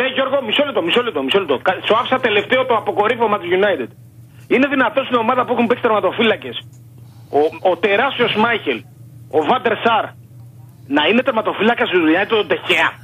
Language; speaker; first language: Greek; native; Greek